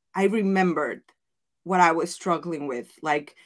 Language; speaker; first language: English; non-native, fluent; Spanish